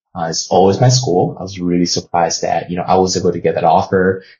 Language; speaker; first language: English; non-native, fluent; Chinese